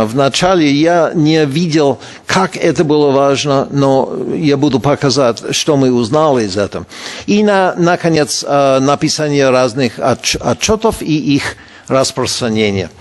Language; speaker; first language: Russian; non-native, fluent; English